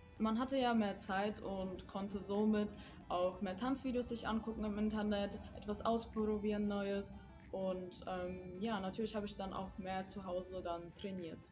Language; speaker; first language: German; early bilingual, other home language; Polish